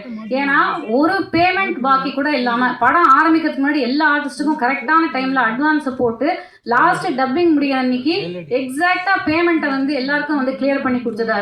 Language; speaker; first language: Tamil; native; Tamil